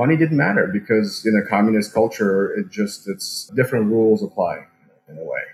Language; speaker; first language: English; early bilingual, other home language; Russian